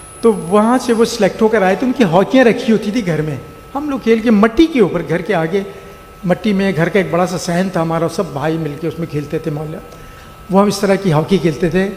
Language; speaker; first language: Urdu; native; Urdu